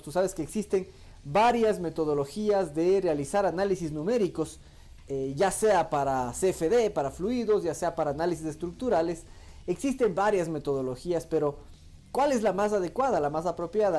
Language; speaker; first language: Spanish; native; Spanish